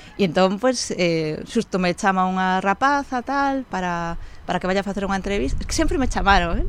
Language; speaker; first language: Galician; non-native, local second language; Spanish